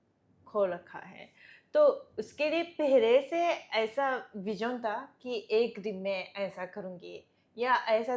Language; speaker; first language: Hindi; non-native, fluent; Japanese